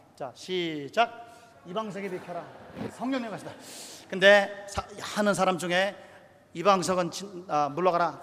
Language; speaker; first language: Korean; native; Korean